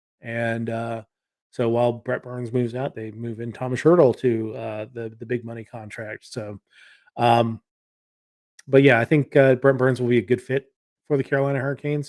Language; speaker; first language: English; native; English